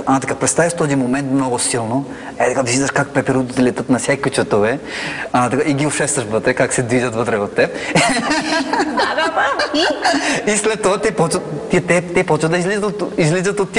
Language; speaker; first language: Bulgarian; non-native, fluent; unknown